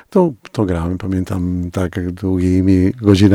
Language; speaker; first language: Polish; non-native, fluent; Spanish